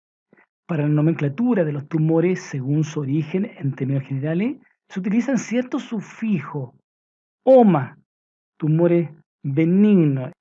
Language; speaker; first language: Spanish; native; Spanish